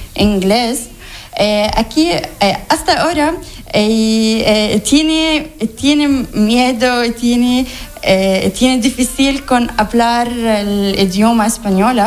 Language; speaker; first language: Spanish; non-native, learner; Arabic